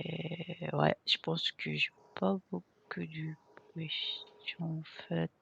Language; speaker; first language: French; non-native, fluent; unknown